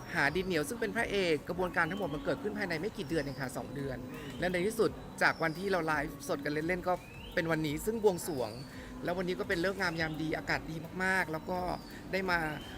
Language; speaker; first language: Thai; native; Thai